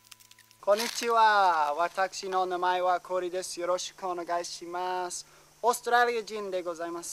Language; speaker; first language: Japanese; non-native, learner; English